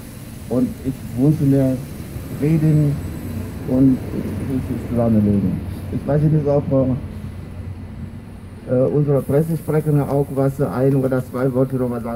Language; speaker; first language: German; non-native, learner; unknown